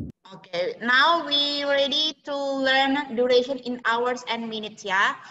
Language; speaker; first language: English; non-native, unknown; Indonesian